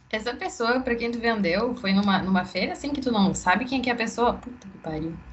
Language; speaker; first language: Portuguese; native; Portuguese